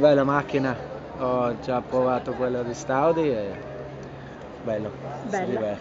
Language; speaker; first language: Italian; non-native, learner; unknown